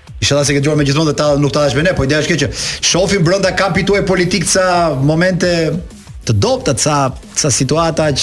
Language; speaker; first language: Albanian; native; Albanian